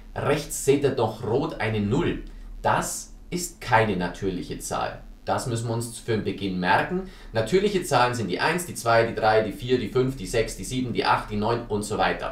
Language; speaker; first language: German; native; German